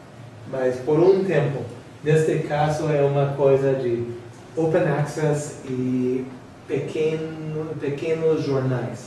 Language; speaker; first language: Portuguese; non-native, fluent; English